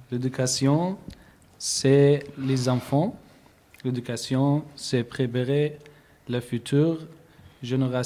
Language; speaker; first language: French; non-native, learner; Arabic